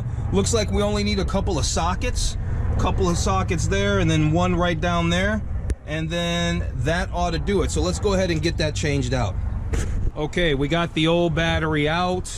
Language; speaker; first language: English; native; English